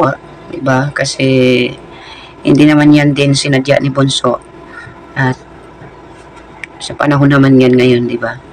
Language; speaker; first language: Filipino; native; Filipino